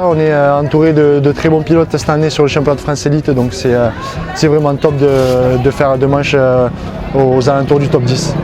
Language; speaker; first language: French; native; French